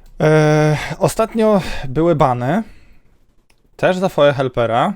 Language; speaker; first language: Polish; native; Polish